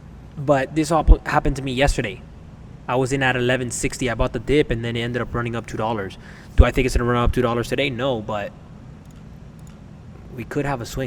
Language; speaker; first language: English; native; English